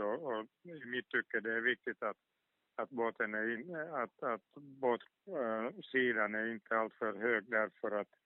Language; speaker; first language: Swedish; non-native, local second language; Finnish